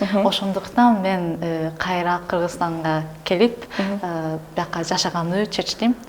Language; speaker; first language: Kyrgyz; non-native, learner; Japanese